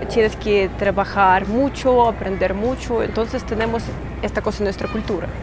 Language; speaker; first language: Spanish; non-native, fluent; Russian